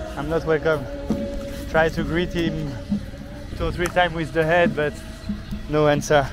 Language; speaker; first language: English; non-native, fluent; French